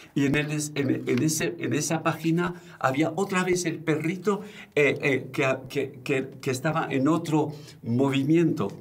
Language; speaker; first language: Spanish; non-native, fluent; French